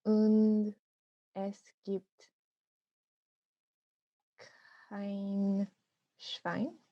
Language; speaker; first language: German; non-native, learner; English